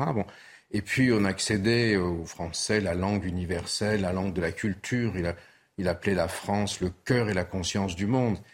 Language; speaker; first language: French; early bilingual, other home language; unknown